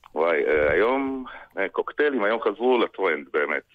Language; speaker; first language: Hebrew; native; Hebrew